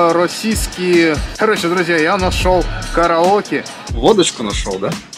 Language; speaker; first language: Russian; native; Russian